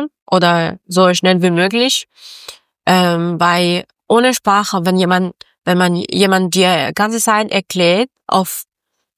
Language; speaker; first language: German; non-native, learner; Persian